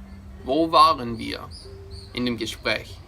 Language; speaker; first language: German; non-native, fluent; English